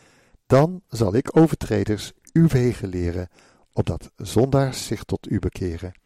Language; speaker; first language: Dutch; native; Dutch